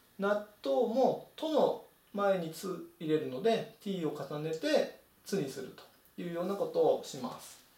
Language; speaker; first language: Japanese; native; Japanese